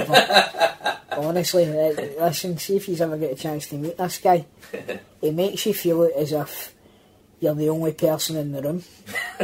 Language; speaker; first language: English; native; English